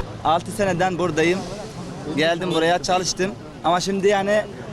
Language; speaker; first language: Turkish; non-native, learner; Arabic